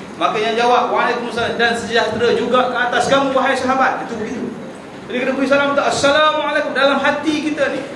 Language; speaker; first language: Malay; native; Malay